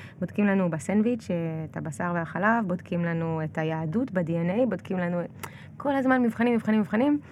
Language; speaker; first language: Hebrew; early bilingual, other home language; Russian